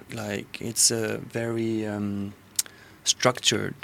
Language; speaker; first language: English; non-native, fluent; French